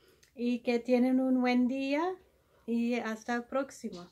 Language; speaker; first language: Spanish; early bilingual, heritage; Spanish